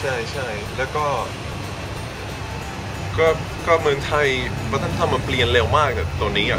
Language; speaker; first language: Thai; non-native, fluent; Dutch